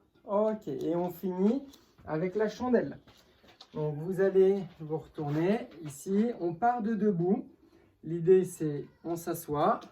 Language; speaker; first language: French; native; French